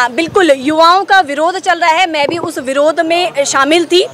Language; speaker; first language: Hindi; native; Hindi